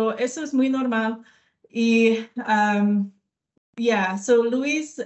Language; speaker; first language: Spanish; non-native, learner; English